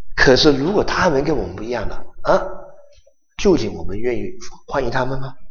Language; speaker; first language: Chinese; non-native, local second language; Cantonese